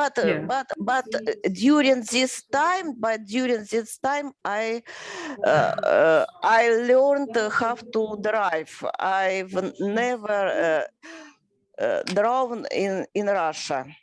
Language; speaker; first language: English; non-native, learner; Russian